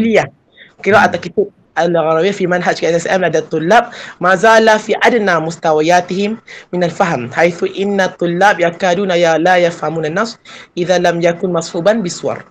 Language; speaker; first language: Arabic; non-native, fluent; Malay